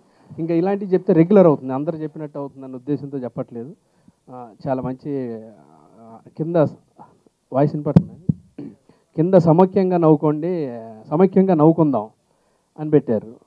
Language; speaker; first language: Telugu; native; Telugu